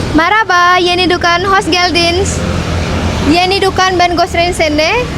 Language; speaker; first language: Turkish; non-native, learner; Indonesian